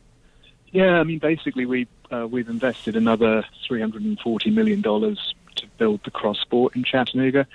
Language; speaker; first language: English; native; English